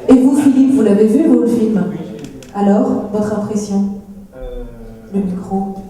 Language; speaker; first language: French; native; French